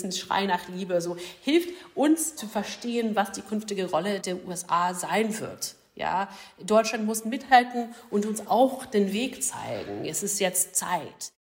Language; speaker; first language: German; non-native, fluent; English